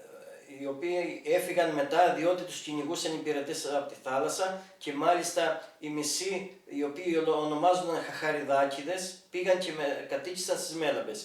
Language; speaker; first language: Greek; native; Greek